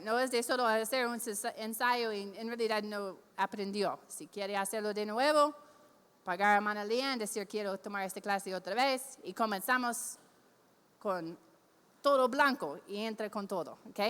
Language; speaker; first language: Spanish; non-native, fluent; English